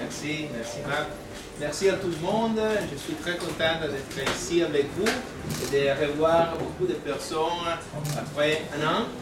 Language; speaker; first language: French; non-native, fluent; Italian